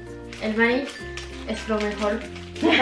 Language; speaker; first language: Spanish; non-native, learner; French